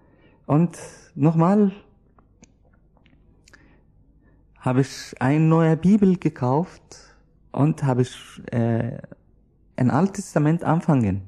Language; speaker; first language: German; non-native, learner; Arabic